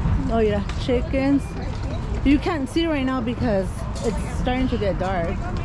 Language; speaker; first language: English; early bilingual, other home language; Spanish